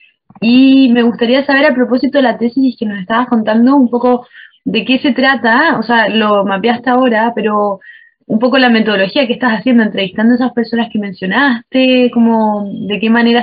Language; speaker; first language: Spanish; native; Spanish